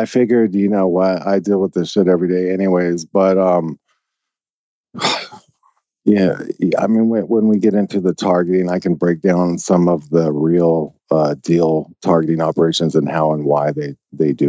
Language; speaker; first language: English; native; English